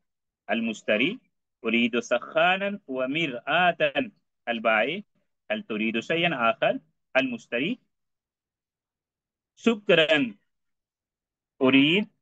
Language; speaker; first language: Arabic; non-native, fluent; Urdu